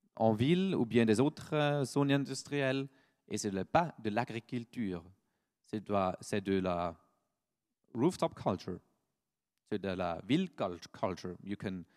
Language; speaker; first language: French; non-native, fluent; German